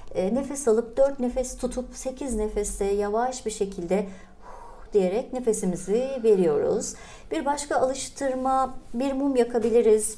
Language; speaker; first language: Turkish; native; Turkish